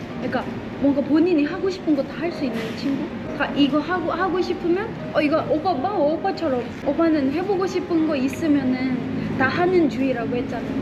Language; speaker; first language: Korean; non-native, fluent; Indonesian